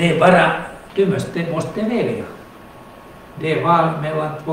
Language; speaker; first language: Swedish; non-native, local second language; Finnish